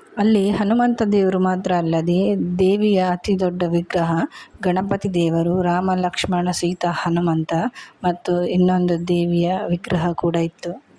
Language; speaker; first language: Kannada; native; Kannada